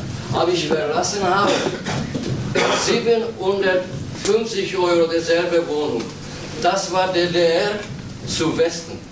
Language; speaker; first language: German; non-native, fluent; Turkish